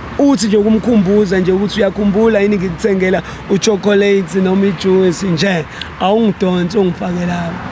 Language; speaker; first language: Zulu; native; Zulu